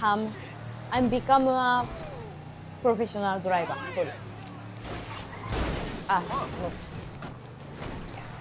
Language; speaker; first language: English; non-native, learner; Japanese